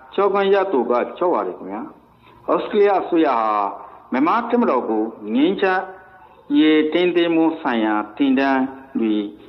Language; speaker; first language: Burmese; non-native, local second language; Rohingya